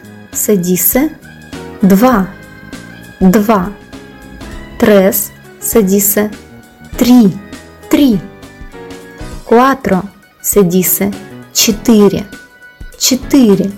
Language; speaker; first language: Spanish; non-native, fluent; Russian